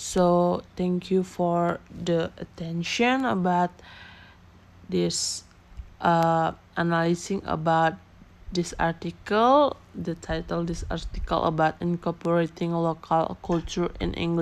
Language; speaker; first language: English; non-native, learner; Indonesian